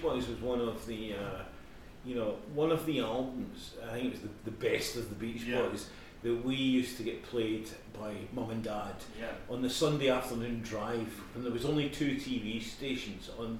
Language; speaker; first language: English; native; English